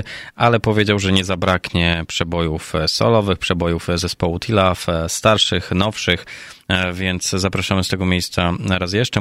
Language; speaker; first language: Polish; native; Polish